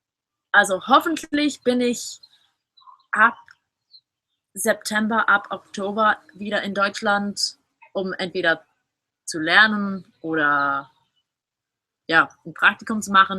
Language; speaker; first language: German; non-native, fluent; English